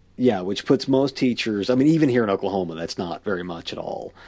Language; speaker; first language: English; native; English